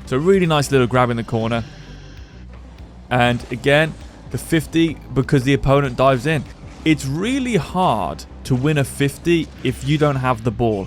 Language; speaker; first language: English; native; English